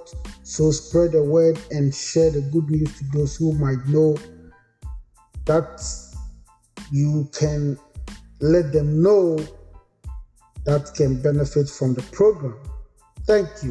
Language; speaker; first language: English; non-native, local second language; Akan